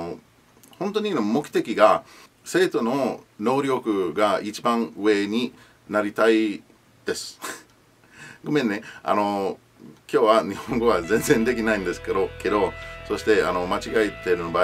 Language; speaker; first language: Japanese; non-native, learner; English